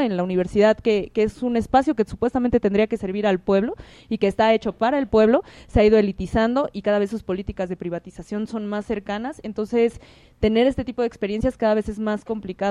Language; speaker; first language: Spanish; native; Spanish